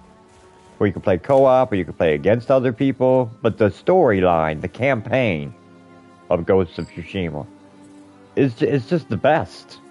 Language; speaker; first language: English; native; English